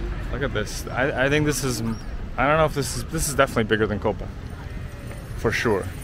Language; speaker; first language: English; native; English